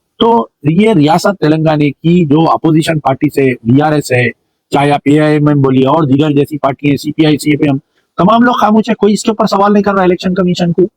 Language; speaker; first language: Hindi; non-native, local second language; Urdu